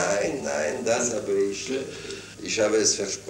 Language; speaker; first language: German; non-native, fluent; French